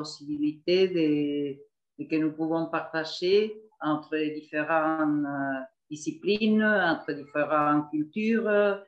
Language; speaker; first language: French; non-native, fluent; Spanish